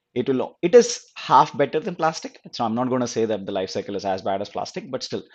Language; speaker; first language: English; non-native, local second language; Telugu